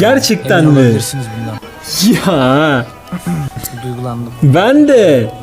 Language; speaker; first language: Turkish; native; Turkish